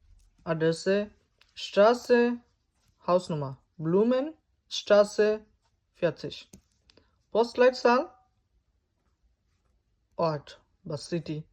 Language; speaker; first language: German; non-native, fluent; Bangla